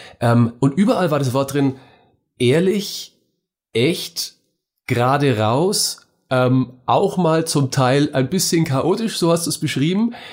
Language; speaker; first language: German; native; German